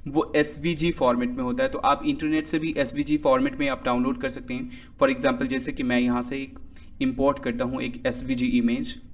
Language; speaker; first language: Hindi; native; Hindi